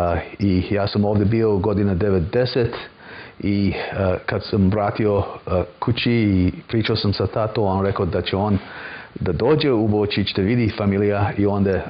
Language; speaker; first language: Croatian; early bilingual, heritage; English